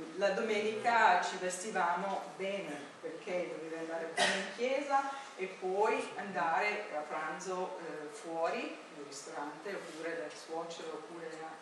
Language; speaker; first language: Italian; non-native, fluent; English